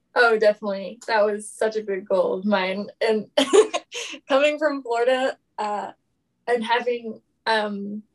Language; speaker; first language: English; native; English